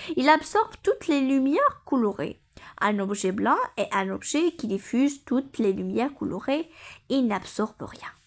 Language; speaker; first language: French; non-native, local second language; Arabic